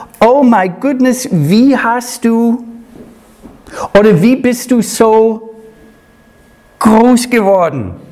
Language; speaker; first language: German; non-native, fluent; English